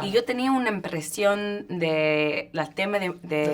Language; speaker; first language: Spanish; non-native, learner; English